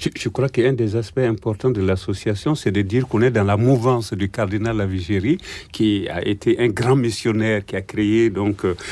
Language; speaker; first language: French; non-native, local second language; Bambara